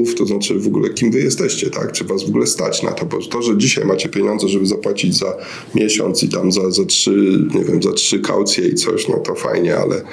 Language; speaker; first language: Polish; native; Polish